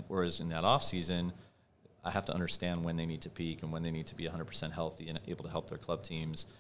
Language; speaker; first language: English; native; English